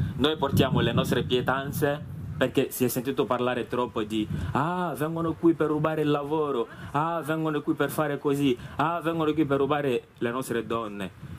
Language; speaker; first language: Italian; non-native, fluent; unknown